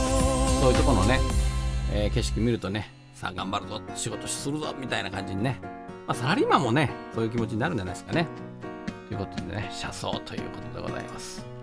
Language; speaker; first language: Japanese; native; Japanese